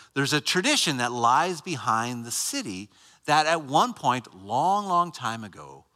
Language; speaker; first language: English; native; English